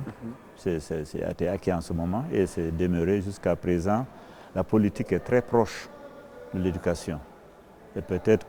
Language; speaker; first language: French; non-native, local second language; Fula